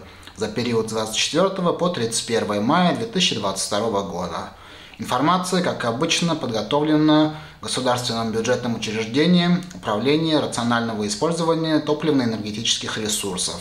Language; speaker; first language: Russian; native; Russian